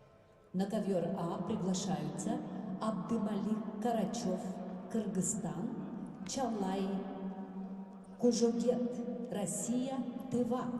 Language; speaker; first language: Russian; native; Russian